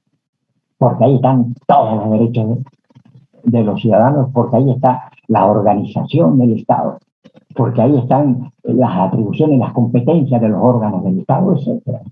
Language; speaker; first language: Spanish; native; Spanish